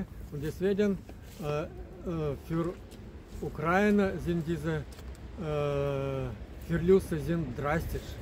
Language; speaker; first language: German; non-native, fluent; Russian